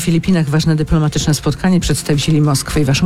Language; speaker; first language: Polish; native; Polish